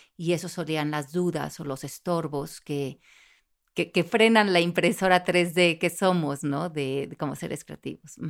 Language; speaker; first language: Spanish; native; Spanish